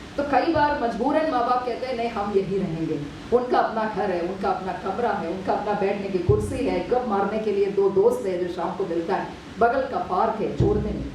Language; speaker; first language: Hindi; non-native, local second language; Malayalam